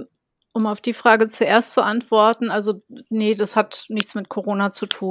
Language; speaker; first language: German; native; German